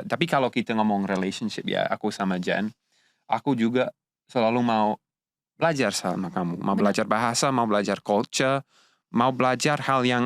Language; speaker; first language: Indonesian; non-native, fluent; English